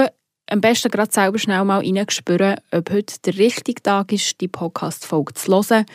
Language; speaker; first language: German; native; German